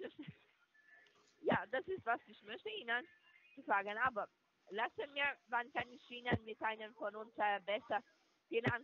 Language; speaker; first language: German; non-native, learner; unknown